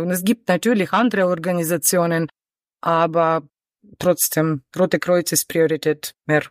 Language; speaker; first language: German; non-native, learner; Ukrainian